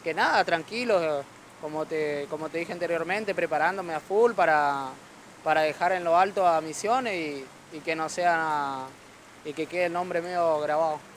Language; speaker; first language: Spanish; native; Spanish